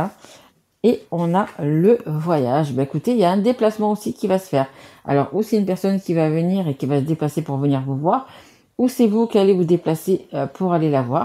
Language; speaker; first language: French; native; French